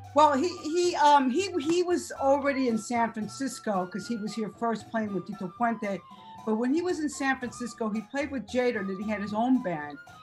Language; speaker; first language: English; early bilingual, other home language; Spanish